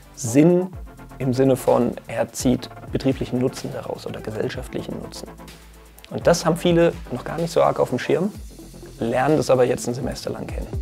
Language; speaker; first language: German; native; German